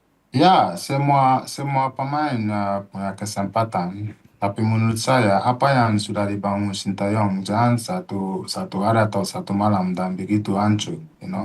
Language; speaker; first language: Indonesian; non-native, fluent; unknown